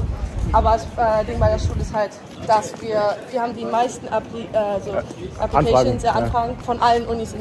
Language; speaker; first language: German; native; German